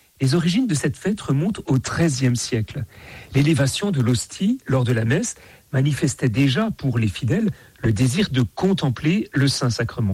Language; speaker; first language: French; native; French